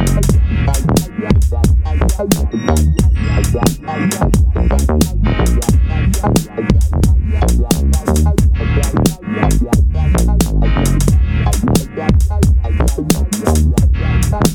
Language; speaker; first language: English; non-native, fluent; Italian